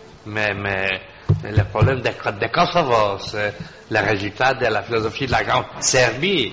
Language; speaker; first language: French; non-native, fluent; Polish